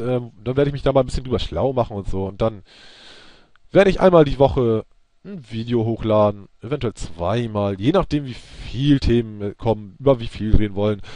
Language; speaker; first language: German; native; German